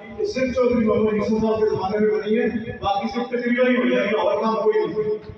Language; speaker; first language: Urdu; non-native, local second language; Pahari-Potwari